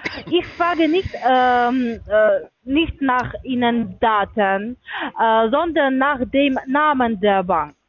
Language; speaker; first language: German; non-native, learner; Russian